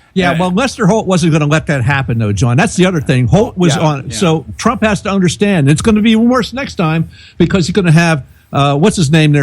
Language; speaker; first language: English; native; English